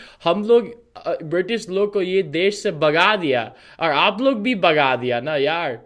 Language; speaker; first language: Hindi; non-native, fluent; English